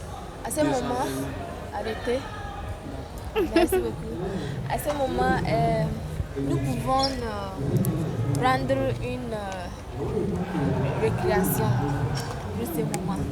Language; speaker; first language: French; non-native, fluent; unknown